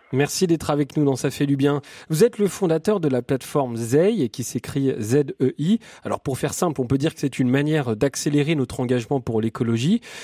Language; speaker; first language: French; native; French